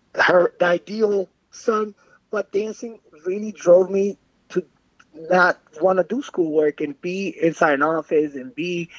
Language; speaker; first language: English; non-native, fluent; Spanish